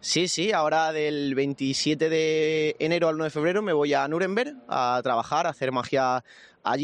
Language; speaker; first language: Spanish; native; Spanish